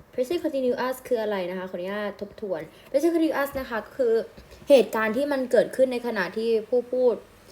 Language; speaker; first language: Thai; native; Thai